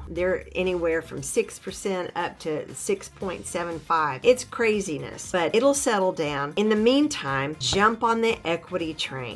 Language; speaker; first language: English; native; English